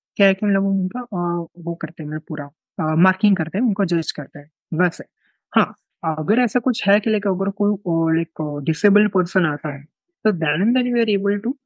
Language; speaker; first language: Hindi; non-native, local second language; Gujarati